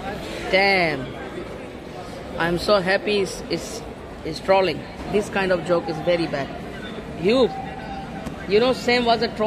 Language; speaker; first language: English; non-native, learner; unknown